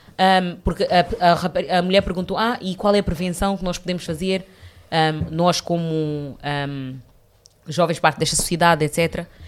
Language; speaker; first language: Portuguese; early bilingual, heritage; Portuguese